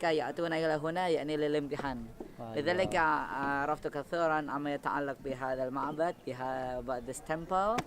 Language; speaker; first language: Arabic; non-native, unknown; Indonesian